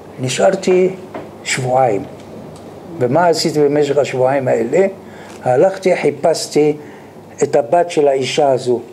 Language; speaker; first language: Hebrew; non-native, fluent; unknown